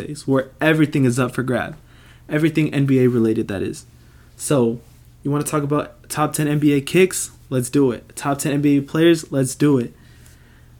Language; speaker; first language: English; native; English